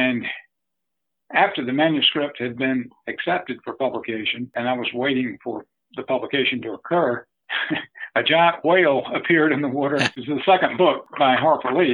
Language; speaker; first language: English; native; English